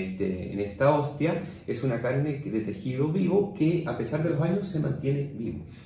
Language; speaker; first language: Spanish; native; Spanish